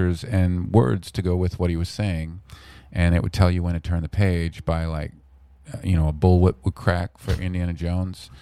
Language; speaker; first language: English; native; English